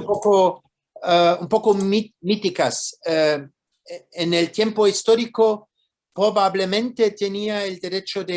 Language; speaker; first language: Spanish; non-native, fluent; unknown